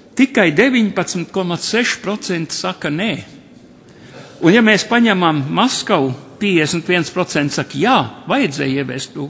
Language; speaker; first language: Latvian; native; Latvian